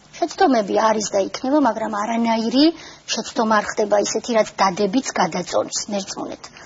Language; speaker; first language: Georgian; native; Georgian